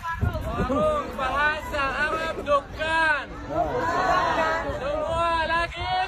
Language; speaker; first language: Indonesian; non-native, learner; Arabic